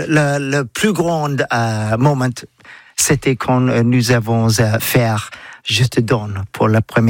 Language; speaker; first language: French; non-native, learner; English